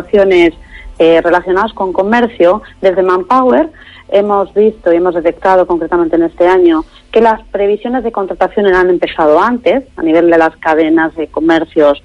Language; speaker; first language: Spanish; native; Spanish